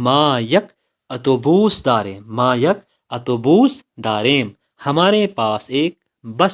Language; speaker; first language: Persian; non-native, fluent; Urdu